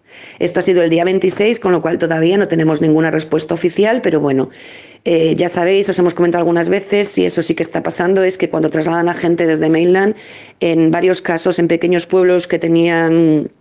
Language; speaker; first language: Spanish; native; Spanish